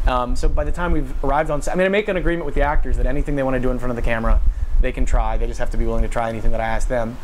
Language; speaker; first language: English; native; English